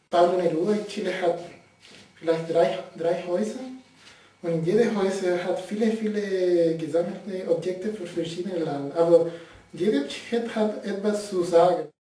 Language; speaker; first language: German; non-native, learner; Spanish